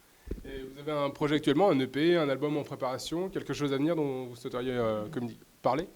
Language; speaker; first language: French; native; French